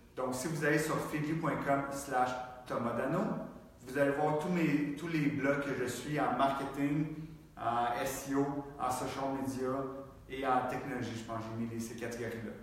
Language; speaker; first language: French; native; French